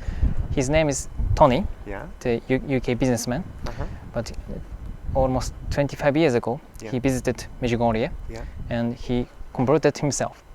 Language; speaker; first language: English; non-native, fluent; Japanese